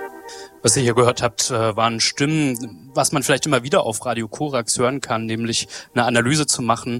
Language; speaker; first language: German; native; German